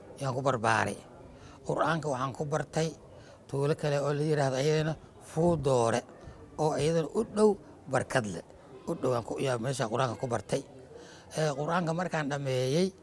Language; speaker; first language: Somali; non-native, local second language; Maay